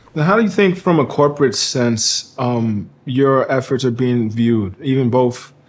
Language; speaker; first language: English; native; English